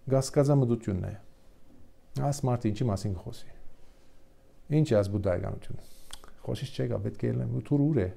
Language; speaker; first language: Armenian; early bilingual, heritage; Armenian